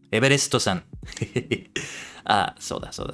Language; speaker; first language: Japanese; non-native, learner; English